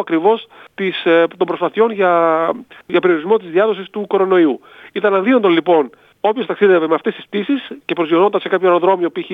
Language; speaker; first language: Greek; native; Greek